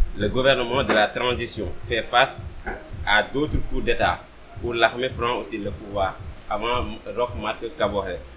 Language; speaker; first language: French; non-native, local second language; Wolof